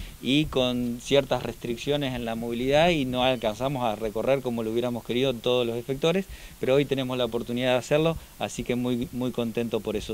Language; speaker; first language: Spanish; native; Spanish